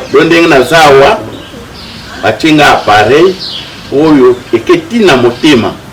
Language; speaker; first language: Lingala; non-native, local second language; Kituba (Democratic Republic of Congo)